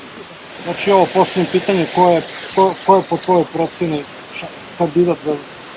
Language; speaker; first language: Serbian; native; Serbian